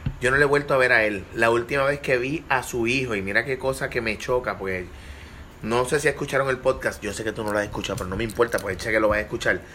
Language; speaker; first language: Spanish; native; Spanish